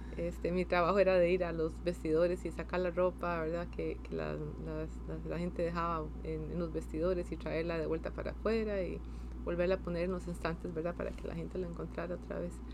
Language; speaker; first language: Spanish; native; Spanish